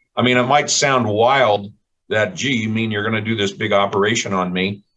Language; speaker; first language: English; native; English